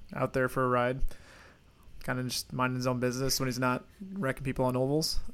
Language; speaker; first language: English; native; English